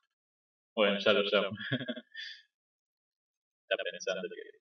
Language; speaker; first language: Spanish; native; Spanish